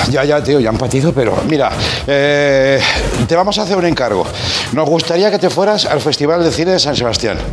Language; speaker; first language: Spanish; non-native, local second language; Catalan